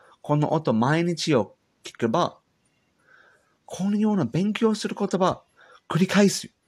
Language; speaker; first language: Japanese; non-native, learner; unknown